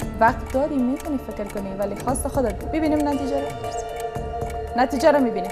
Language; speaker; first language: Persian; native; Persian